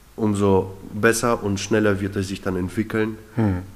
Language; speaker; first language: German; early bilingual, other home language; Russian